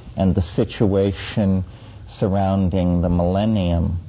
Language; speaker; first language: English; native; English